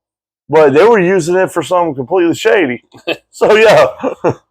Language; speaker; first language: English; native; English